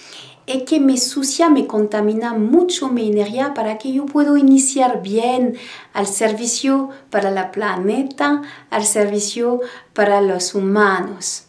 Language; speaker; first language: Spanish; non-native, learner; French